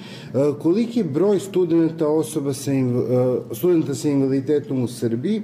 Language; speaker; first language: Serbian; native; Serbian